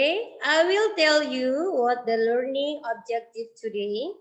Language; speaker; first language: English; non-native, learner; Indonesian